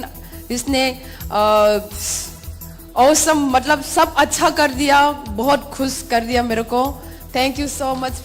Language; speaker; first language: Hindi; non-native, local second language; Manipuri